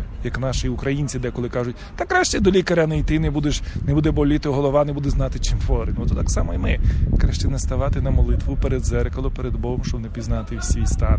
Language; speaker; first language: Ukrainian; native; Ukrainian